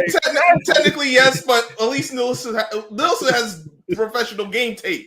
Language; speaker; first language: English; native; English